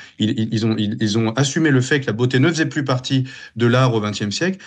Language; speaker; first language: French; native; French